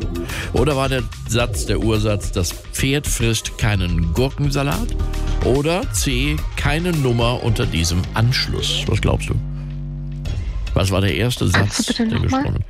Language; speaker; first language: German; native; German